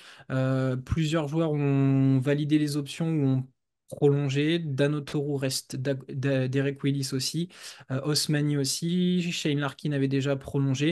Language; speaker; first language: French; native; French